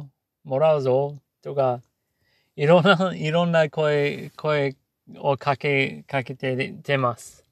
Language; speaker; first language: Japanese; non-native, learner; English